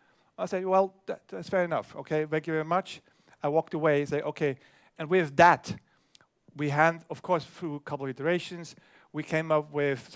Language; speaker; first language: English; non-native, fluent; German